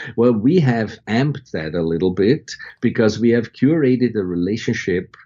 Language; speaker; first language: English; non-native, fluent; German